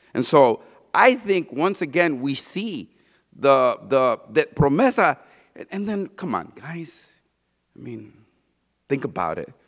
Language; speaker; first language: English; early bilingual, other home language; Spanish